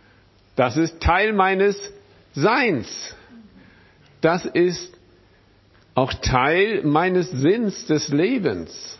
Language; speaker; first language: German; non-native, fluent; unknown